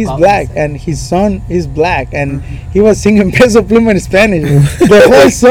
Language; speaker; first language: English; non-native, fluent; Spanish